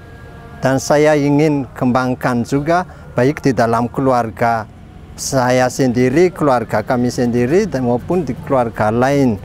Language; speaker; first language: Indonesian; non-native, fluent; Malagasy